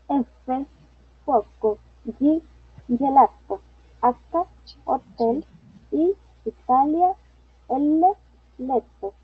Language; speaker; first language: Italian; non-native, learner; Spanish